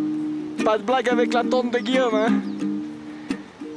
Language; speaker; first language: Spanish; non-native, learner; French